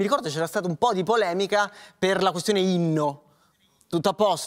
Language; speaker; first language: Italian; native; Italian